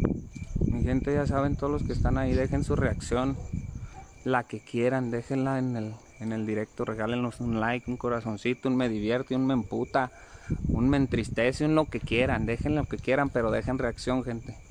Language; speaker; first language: Spanish; native; Spanish